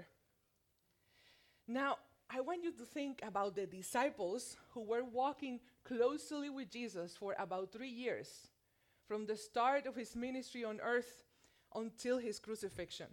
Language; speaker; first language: English; non-native, fluent; Spanish